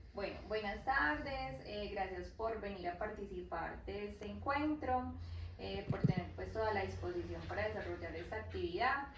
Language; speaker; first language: Spanish; native; Spanish